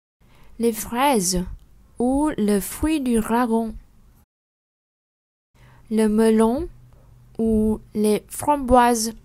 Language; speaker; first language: French; non-native, fluent; Vietnamese